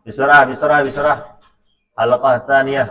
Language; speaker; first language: Arabic; non-native, learner; Indonesian